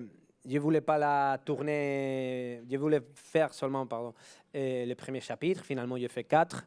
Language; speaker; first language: French; non-native, fluent; Spanish